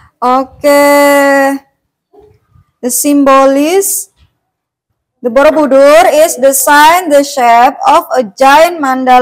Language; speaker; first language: English; non-native, learner; Indonesian